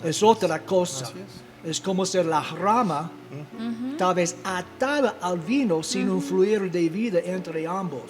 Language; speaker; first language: Spanish; non-native, fluent; English